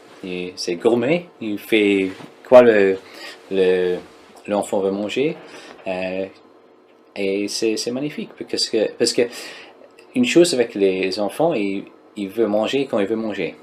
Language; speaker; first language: French; non-native, learner; English